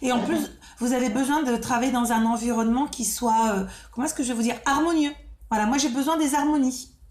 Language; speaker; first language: French; native; French